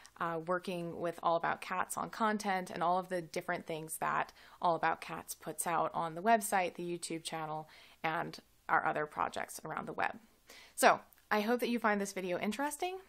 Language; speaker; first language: English; native; English